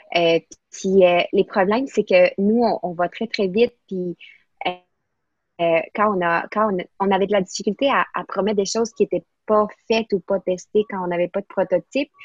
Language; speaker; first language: French; non-native, fluent; Spanish